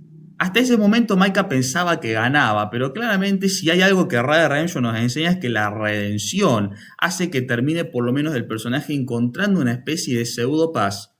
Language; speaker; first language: Spanish; native; Spanish